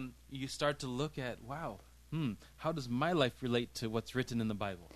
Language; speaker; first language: English; native; English